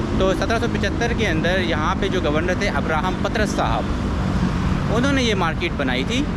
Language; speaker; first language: Urdu; native; Urdu